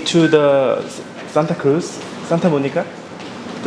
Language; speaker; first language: English; non-native, learner; Korean